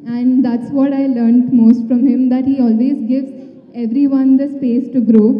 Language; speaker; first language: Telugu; non-native, fluent; Tulu